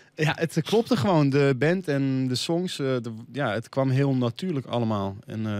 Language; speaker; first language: Dutch; native; Dutch